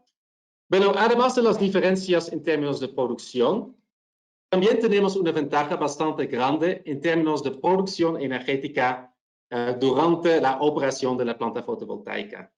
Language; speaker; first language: Spanish; non-native, fluent; Dutch